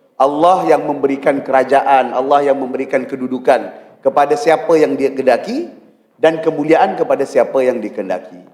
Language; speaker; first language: Malay; native; Malay